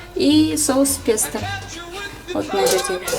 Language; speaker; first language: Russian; non-native, local second language; Kazakh